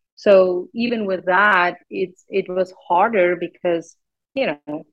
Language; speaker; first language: English; non-native, local second language; Afrikaans